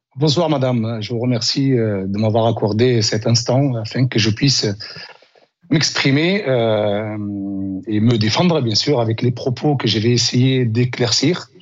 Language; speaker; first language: French; non-native, local second language; Arabic